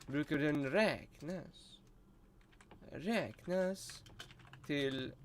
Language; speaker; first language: Swedish; non-native, learner; Russian